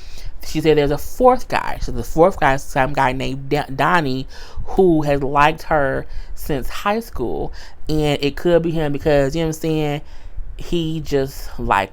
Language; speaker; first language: English; native; English